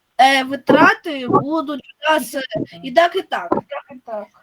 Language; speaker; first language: Ukrainian; non-native, local second language; Russian